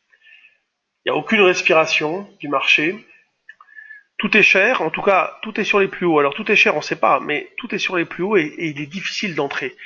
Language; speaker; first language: French; native; French